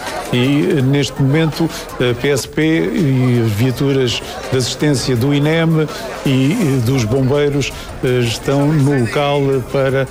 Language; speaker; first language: Portuguese; native; Portuguese